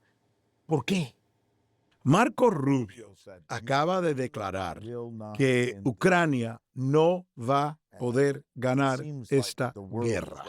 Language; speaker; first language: Spanish; native; Spanish